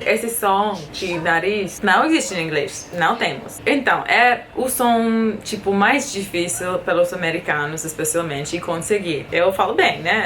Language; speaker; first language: Portuguese; non-native, fluent; English